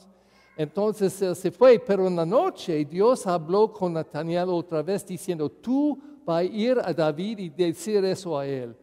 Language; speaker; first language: Spanish; non-native, fluent; English